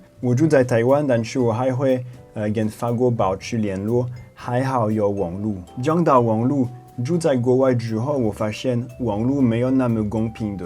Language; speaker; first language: Chinese; non-native, fluent; French